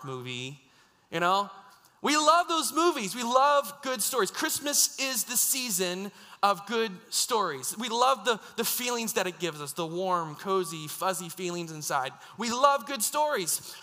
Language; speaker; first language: English; native; English